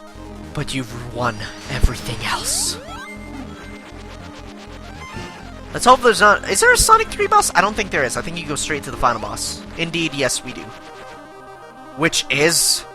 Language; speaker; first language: English; native; English